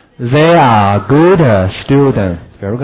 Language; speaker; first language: English; non-native, fluent; Chinese